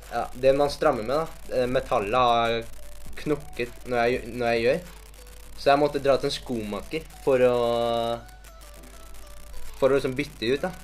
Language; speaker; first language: Norwegian; native; Norwegian